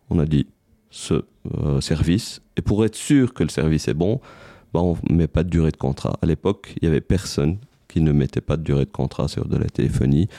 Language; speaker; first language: French; non-native, local second language; Arabic